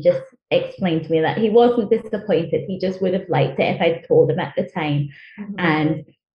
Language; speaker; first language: English; non-native, local second language; Nyanja